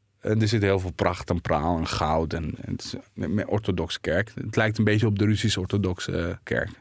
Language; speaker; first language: Dutch; early bilingual, other home language; Arabic